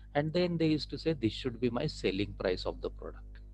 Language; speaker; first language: English; non-native, local second language; Marathi